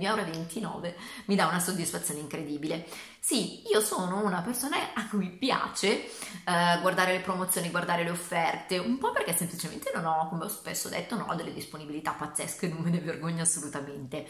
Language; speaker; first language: Italian; native; Italian